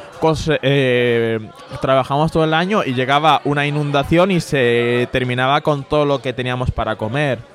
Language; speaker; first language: Spanish; early bilingual, other home language; Bangla